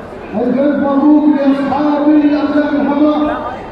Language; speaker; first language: Arabic; native; Arabic